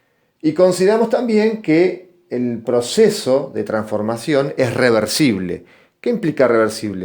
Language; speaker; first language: Spanish; native; Spanish